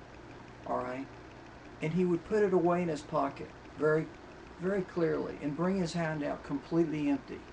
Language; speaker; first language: English; native; English